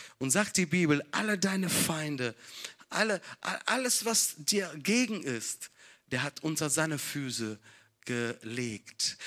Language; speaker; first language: German; non-native, fluent; Italian